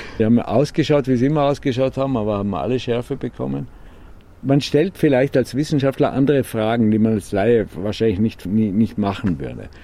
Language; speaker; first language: German; native; German